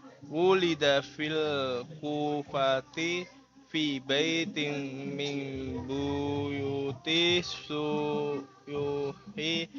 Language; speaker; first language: Arabic; non-native, learner; Indonesian